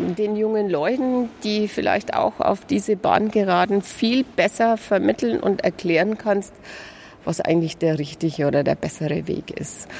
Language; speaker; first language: German; native; German